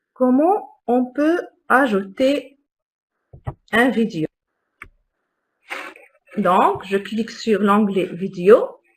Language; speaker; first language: French; non-native, local second language; Arabic